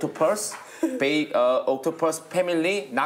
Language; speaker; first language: English; non-native, learner; Korean